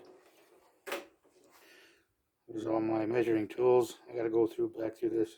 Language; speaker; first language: English; native; English